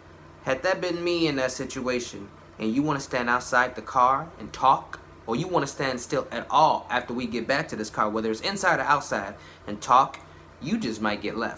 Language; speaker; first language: English; native; English